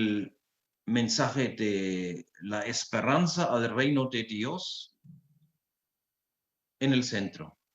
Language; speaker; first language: Spanish; non-native, fluent; German